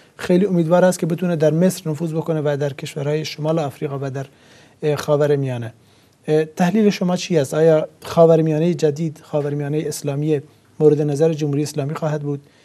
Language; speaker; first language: Persian; non-native, local second language; Central Kurdish